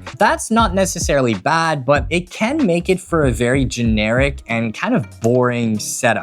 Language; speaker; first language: English; native; English